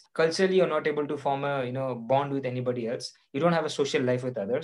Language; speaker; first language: English; non-native, local second language; Odia